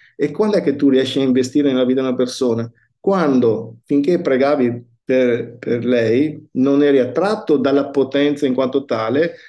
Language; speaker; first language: Italian; native; Italian